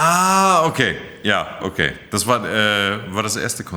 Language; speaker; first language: German; native; German